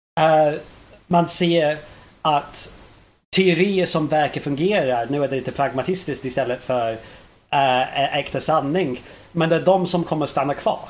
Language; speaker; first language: Swedish; non-native, fluent; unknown